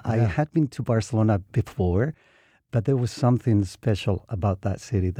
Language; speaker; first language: English; non-native, fluent; Spanish